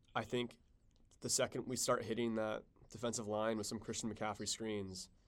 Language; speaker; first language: English; native; English